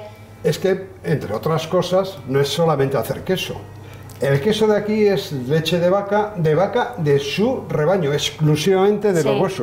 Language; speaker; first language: Spanish; native; Spanish